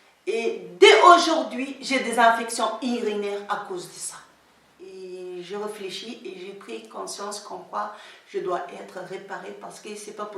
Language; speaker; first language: French; non-native, local second language; Somali